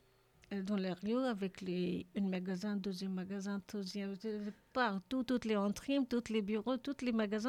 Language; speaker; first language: French; non-native, learner; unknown